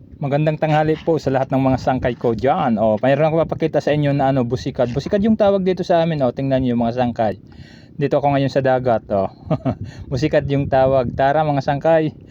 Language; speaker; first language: Filipino; non-native, local second language; Waray